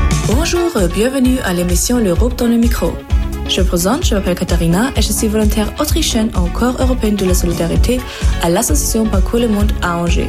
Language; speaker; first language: French; non-native, fluent; German